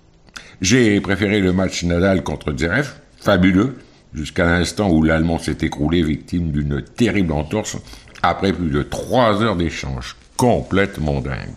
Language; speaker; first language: French; native; French